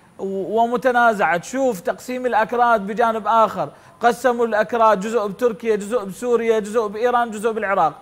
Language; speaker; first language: Arabic; native; Arabic